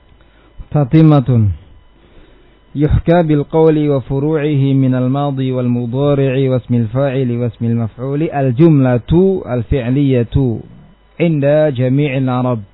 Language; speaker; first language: Arabic; non-native, fluent; Indonesian